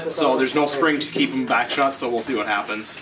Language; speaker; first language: English; native; English